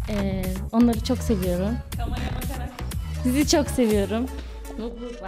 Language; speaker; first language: Turkish; non-native, learner; German